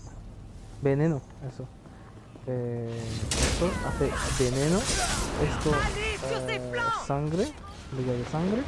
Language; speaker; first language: Spanish; non-native, learner; French